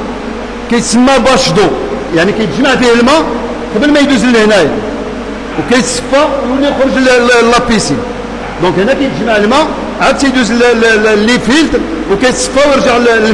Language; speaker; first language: Arabic; native; Arabic